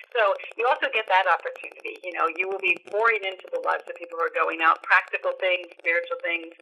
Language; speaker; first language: English; native; English